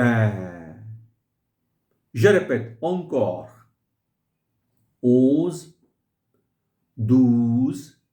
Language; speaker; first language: French; non-native, fluent; Hindi